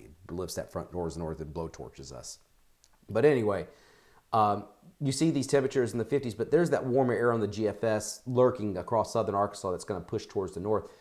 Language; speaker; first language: English; native; English